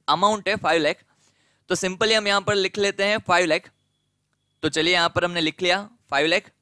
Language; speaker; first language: Hindi; non-native, local second language; Gujarati